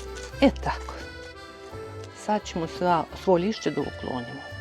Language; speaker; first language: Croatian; non-native, fluent; Russian